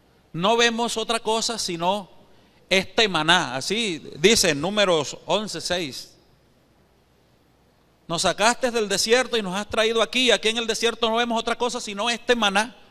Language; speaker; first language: Spanish; native; Spanish